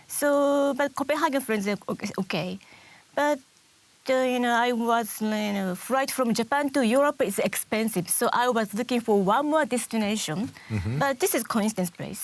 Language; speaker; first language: English; non-native, learner; Japanese